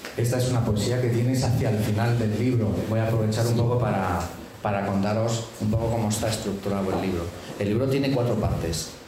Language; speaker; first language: Spanish; native; Spanish